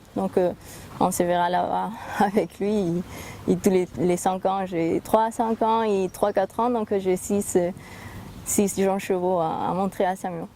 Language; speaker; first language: French; non-native, fluent; Spanish